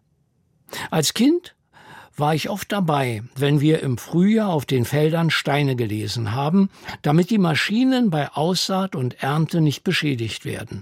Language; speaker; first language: German; native; German